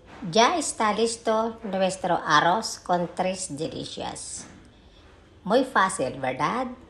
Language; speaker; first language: Spanish; non-native, learner; Filipino